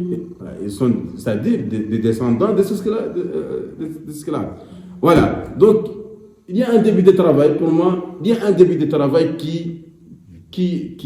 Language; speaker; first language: French; non-native, local second language; Arabic